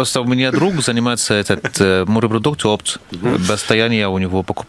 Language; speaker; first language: Russian; non-native, learner; Arabic